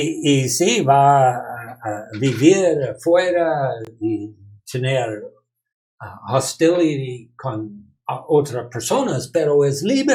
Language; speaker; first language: Spanish; non-native, learner; English